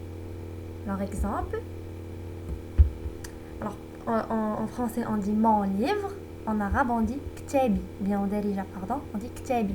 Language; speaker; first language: French; non-native, local second language; Arabic